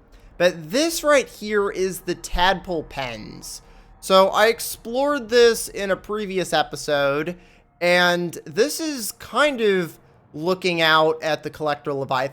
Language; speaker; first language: English; native; English